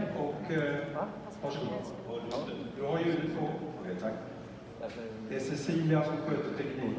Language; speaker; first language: Swedish; native; Swedish